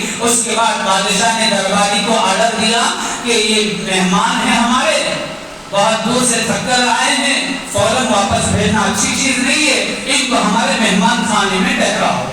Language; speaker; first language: Urdu; native; Urdu